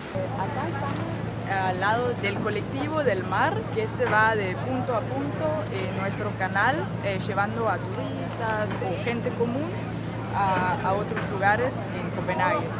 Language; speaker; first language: Spanish; non-native, fluent; Danish